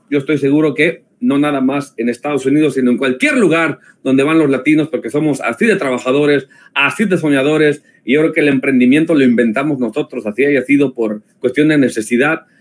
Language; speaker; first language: Spanish; native; Spanish